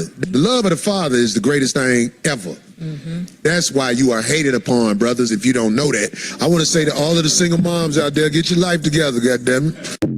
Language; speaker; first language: English; native; English